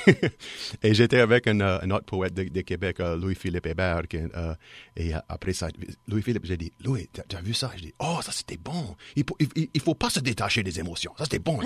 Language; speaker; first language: French; native; French